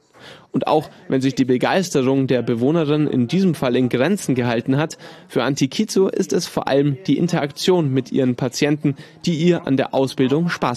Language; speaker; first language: German; native; German